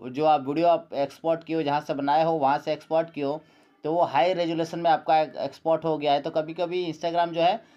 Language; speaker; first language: Hindi; native; Hindi